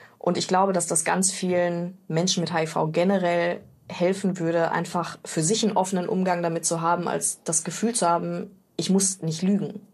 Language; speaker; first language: German; native; German